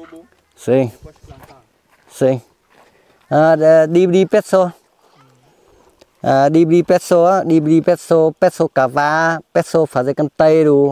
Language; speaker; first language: Portuguese; non-native, learner; Vietnamese